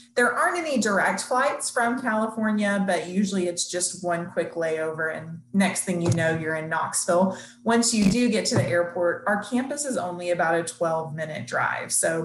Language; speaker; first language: English; native; English